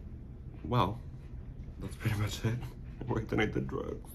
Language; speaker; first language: English; native; English